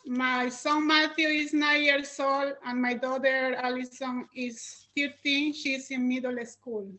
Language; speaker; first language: English; non-native, learner; Spanish